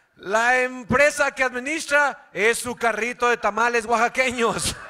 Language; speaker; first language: Spanish; native; Spanish